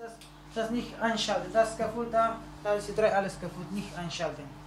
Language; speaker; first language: German; non-native, learner; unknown